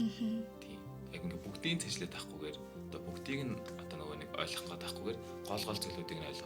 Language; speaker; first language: Mongolian; native; Mongolian